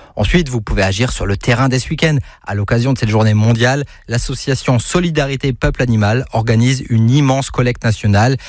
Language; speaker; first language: French; native; French